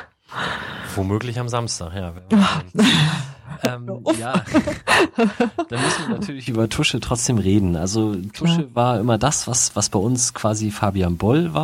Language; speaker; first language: German; native; German